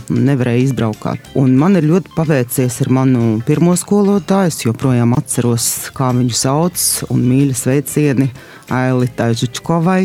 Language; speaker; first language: Latvian; non-native, local second language; Russian